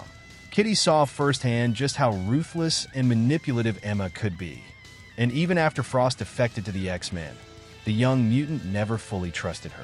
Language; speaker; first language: English; native; English